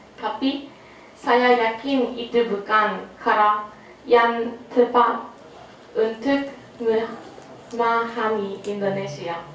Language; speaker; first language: Indonesian; non-native, learner; Japanese